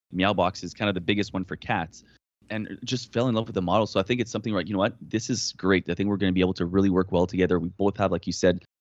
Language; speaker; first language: English; non-native, fluent; French